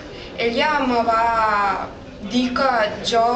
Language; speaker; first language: Catalan; non-native, fluent; Russian